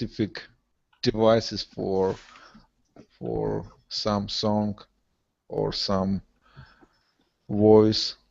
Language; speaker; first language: English; non-native, learner; Russian